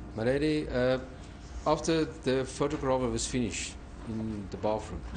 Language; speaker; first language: English; non-native, local second language; Afrikaans